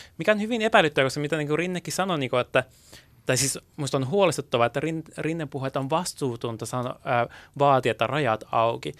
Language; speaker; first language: Finnish; early bilingual, other home language; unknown